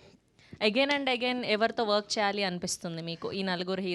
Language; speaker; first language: Telugu; native; Telugu